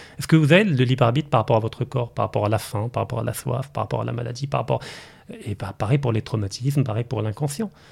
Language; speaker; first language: French; non-native, local second language; Arabic